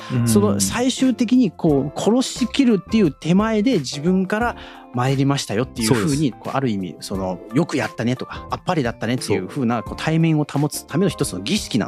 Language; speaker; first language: Japanese; native; Japanese